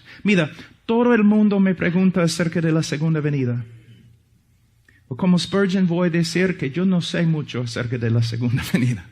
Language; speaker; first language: Spanish; non-native, fluent; English